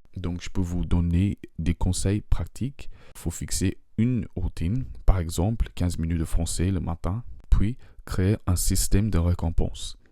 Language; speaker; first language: French; non-native, fluent; English